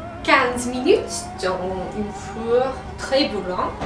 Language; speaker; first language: French; non-native, learner; English